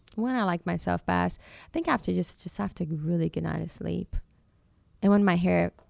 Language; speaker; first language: English; non-native, fluent; Portuguese